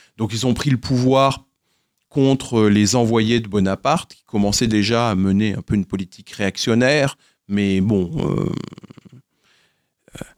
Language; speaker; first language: French; native; French